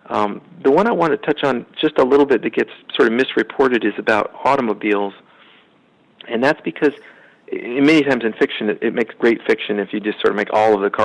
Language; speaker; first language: English; native; English